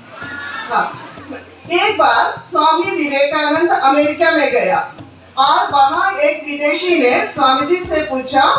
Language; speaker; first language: Hindi; non-native, local second language; Malayalam